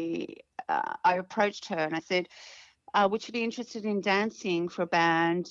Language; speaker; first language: English; native; English